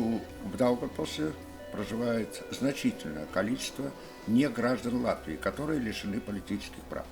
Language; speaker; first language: Russian; native; Russian